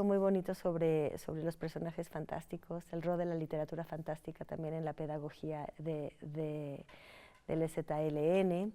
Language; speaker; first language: Spanish; native; Spanish